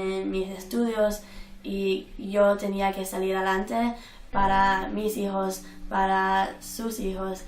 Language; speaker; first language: Spanish; early bilingual, heritage; Spanish